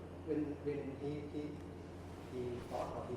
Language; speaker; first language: English; non-native, learner; Thai